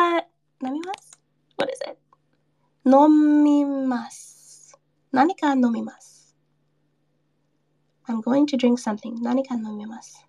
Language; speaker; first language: Japanese; non-native, learner; English